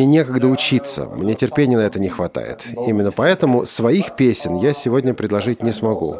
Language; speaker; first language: Russian; non-native, fluent; German